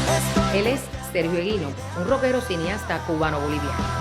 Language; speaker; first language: Spanish; native; Spanish